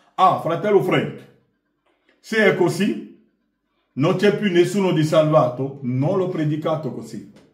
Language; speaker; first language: Italian; non-native, fluent; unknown